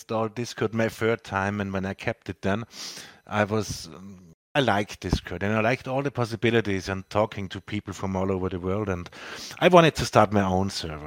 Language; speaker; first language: English; non-native, fluent; German